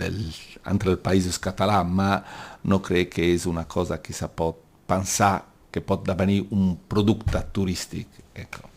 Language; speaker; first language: Catalan; non-native, local second language; Italian